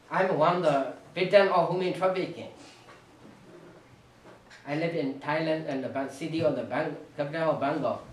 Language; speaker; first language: English; non-native, learner; Burmese